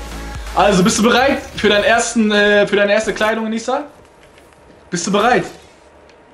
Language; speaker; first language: German; native; German